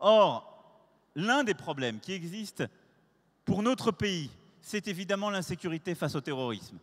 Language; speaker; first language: French; native; French